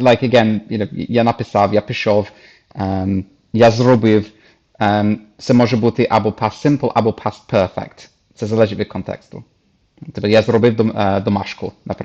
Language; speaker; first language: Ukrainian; non-native, fluent; English